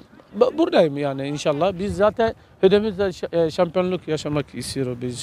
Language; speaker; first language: Turkish; non-native, learner; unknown